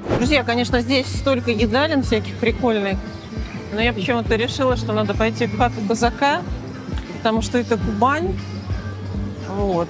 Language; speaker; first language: Russian; native; Russian